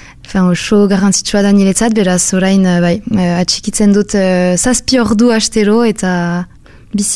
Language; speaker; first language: Basque; non-native, local second language; French